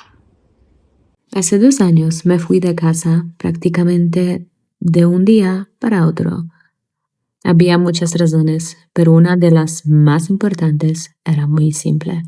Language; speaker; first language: Spanish; non-native, fluent; Polish